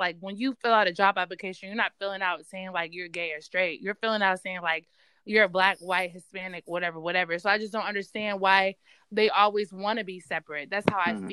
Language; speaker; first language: English; native; English